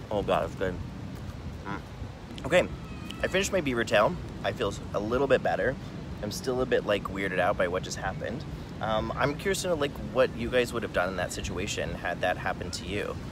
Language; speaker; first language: English; native; English